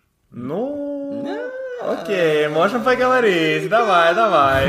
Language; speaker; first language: Russian; early bilingual, heritage; Russian